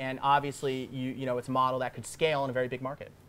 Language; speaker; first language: English; native; English